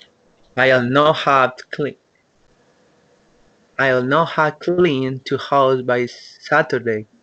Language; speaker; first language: English; non-native, learner; Spanish